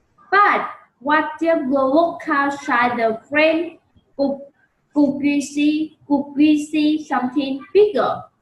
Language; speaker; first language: English; non-native, learner; Vietnamese